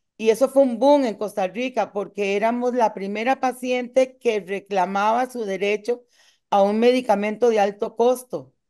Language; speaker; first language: Spanish; native; Spanish